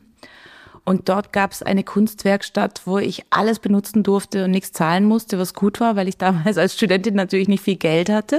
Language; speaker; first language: German; native; German